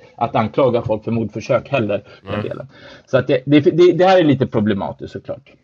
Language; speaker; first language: Swedish; early bilingual, other home language; German